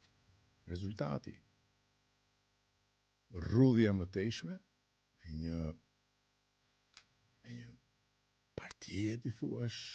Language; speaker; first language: Albanian; native; Albanian